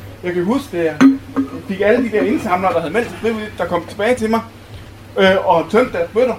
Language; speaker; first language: Danish; native; Danish